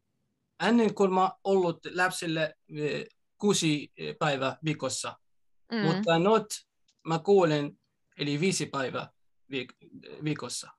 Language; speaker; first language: Finnish; non-native, learner; Arabic